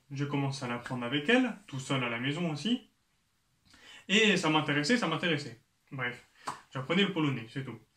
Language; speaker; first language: French; native; French